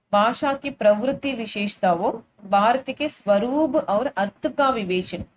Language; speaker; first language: Hindi; non-native, local second language; Tamil